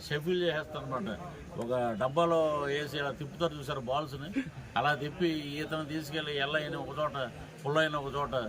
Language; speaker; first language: Telugu; native; Telugu